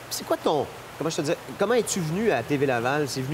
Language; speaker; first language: French; native; French